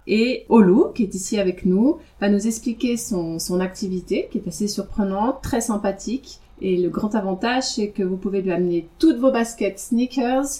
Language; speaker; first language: French; native; French